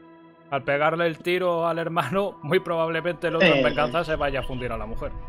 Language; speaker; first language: Spanish; native; Spanish